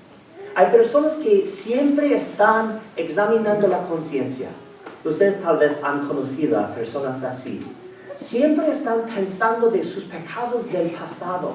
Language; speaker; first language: Spanish; non-native, fluent; English